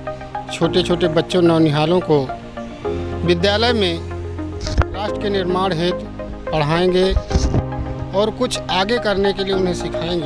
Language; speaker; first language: Hindi; native; Hindi